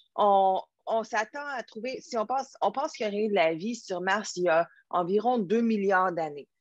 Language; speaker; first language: French; native; French